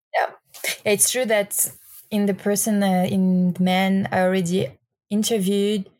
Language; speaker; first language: English; non-native, learner; French